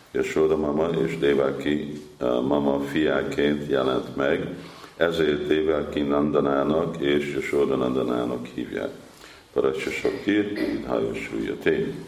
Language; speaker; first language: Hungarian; early bilingual, heritage; Hungarian